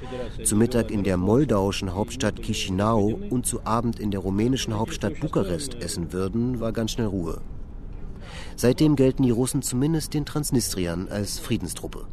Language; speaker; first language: German; native; German